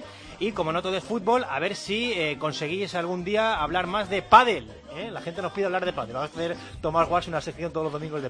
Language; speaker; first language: Spanish; native; Spanish